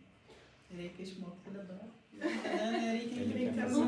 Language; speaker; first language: Lithuanian; non-native, learner; Portuguese